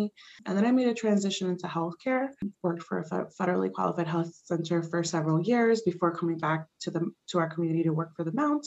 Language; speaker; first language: English; early bilingual, other home language; Spanish